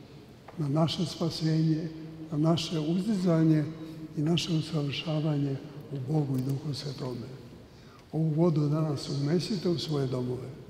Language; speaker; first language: Serbian; native; Serbian